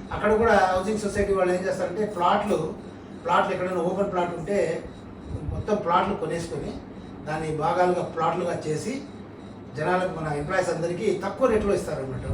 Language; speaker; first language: Telugu; non-native, local second language; Tamil